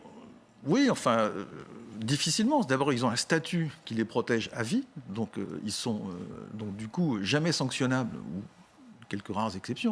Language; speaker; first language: French; native; French